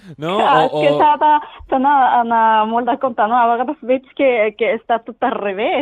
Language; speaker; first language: Catalan; non-native, learner; Japanese